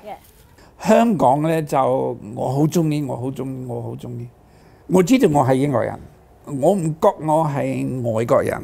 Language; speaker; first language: Cantonese; non-native, fluent; English